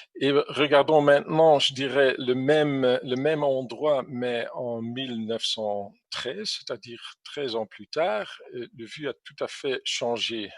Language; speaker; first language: French; non-native, fluent; English